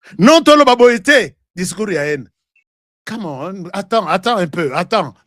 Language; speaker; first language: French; non-native, local second language; Lingala